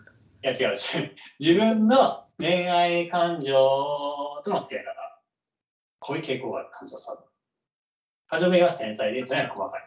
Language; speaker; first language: Japanese; native; Japanese